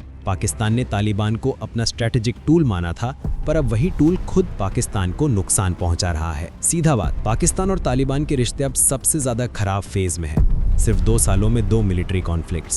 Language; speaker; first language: Hindi; native; Hindi